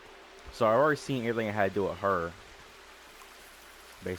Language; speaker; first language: English; native; English